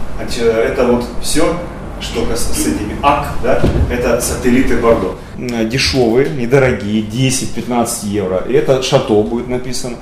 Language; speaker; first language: Russian; native; Russian